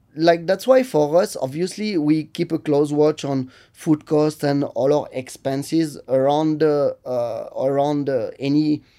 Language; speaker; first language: English; non-native, fluent; French